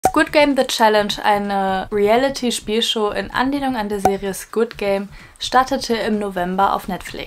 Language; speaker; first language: German; native; German